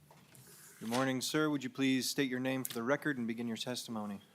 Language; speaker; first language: English; native; English